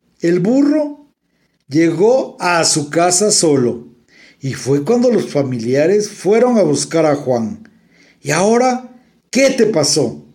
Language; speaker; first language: Spanish; native; Spanish